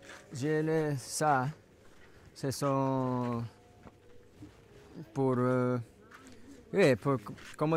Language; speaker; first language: French; non-native, learner; English